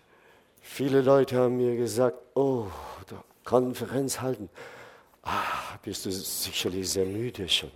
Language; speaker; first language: German; non-native, fluent; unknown